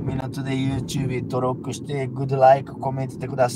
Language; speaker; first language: Japanese; non-native, learner; Portuguese